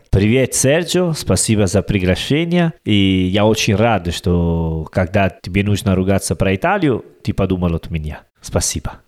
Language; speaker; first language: Russian; non-native, learner; Italian